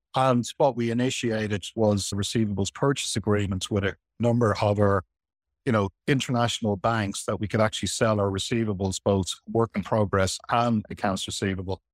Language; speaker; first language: English; native; English